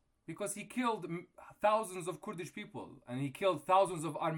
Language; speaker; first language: English; non-native, fluent; Kurdish